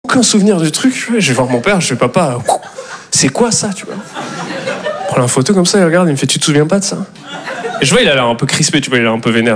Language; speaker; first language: French; native; French